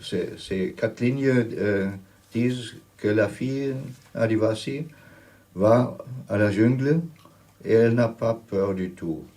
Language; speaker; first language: French; non-native, learner; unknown